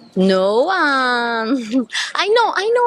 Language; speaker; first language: English; non-native, learner; Spanish